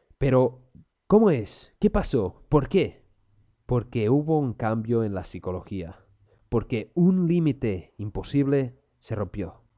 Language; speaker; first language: Spanish; non-native, local second language; Catalan